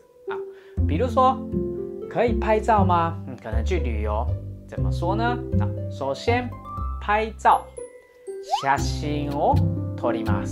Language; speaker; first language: Chinese; non-native, fluent; Japanese